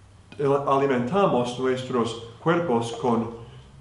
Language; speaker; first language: Spanish; non-native, fluent; English